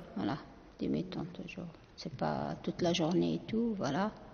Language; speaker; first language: French; non-native, learner; Arabic